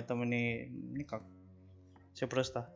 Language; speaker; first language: Russian; non-native, learner; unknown